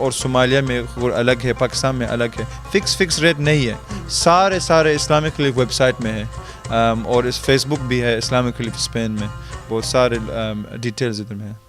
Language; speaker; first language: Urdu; early bilingual, heritage; Urdu